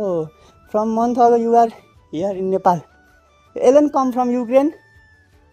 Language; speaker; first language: English; non-native, learner; Nepali